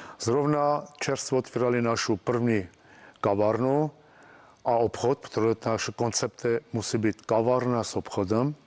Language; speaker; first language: Czech; non-native, fluent; Armenian